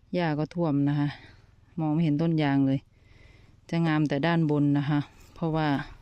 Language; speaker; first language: Thai; non-native, local second language; Lao